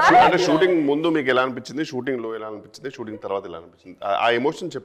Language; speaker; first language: Telugu; native; Telugu